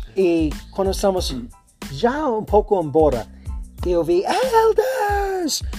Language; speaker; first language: Portuguese; non-native, learner; English